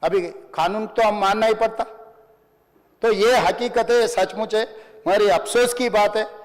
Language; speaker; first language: Hindi; non-native, local second language; Telugu